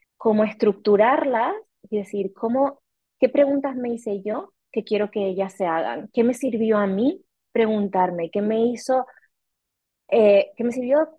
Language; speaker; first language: Spanish; native; Spanish